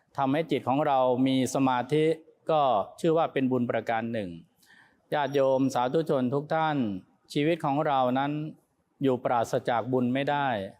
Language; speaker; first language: Thai; native; Thai